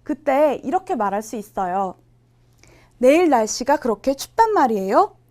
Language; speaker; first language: Korean; native; Korean